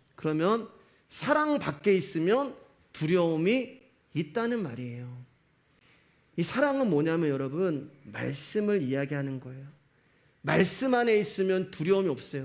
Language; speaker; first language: Korean; native; Korean